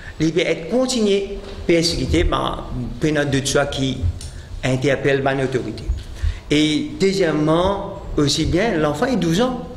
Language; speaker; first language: French; non-native, local second language; Morisyen